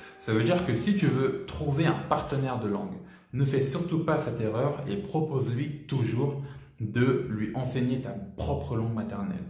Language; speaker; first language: French; native; French